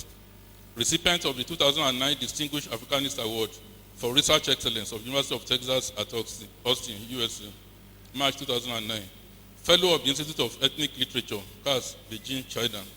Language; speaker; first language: English; non-native, local second language; Yoruba